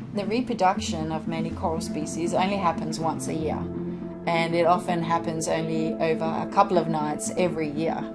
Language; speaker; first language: English; non-native, fluent; Danish